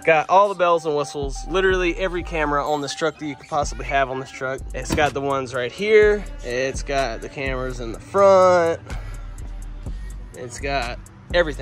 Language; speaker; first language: English; native; English